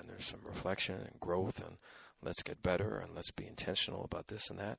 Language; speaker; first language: English; native; English